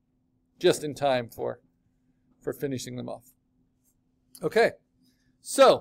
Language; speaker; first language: English; native; English